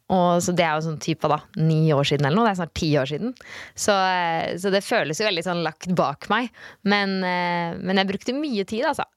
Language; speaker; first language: Norwegian; native; Norwegian